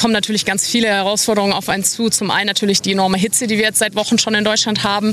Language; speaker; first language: German; native; German